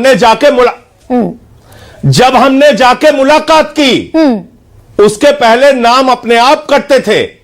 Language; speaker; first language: Hindi; native; Hindi